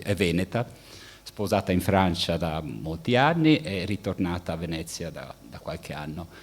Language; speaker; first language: Italian; native; Italian